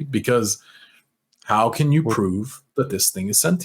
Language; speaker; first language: English; native; English